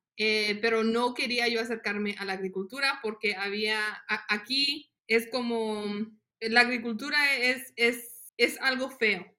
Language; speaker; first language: Spanish; early bilingual, heritage; Spanish